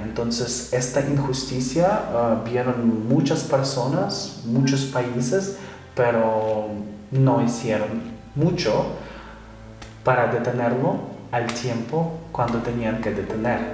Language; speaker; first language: Spanish; non-native, fluent; Ukrainian